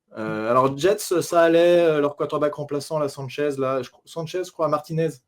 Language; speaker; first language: French; native; French